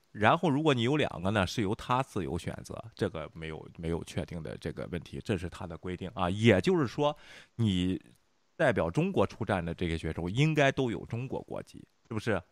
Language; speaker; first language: Chinese; native; Chinese